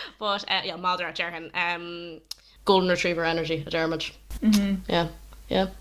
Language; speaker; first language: Irish; non-native, local second language; English